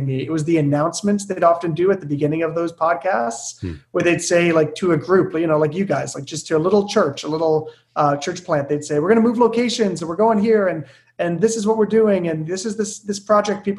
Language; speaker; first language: English; native; English